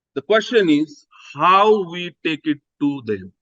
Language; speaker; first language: English; non-native, local second language; Marathi